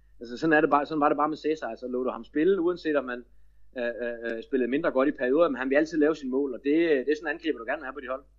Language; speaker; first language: Danish; native; Danish